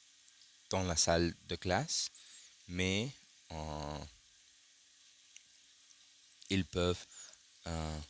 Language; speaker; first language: French; non-native, learner; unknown